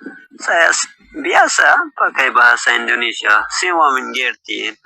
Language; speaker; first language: Indonesian; non-native, learner; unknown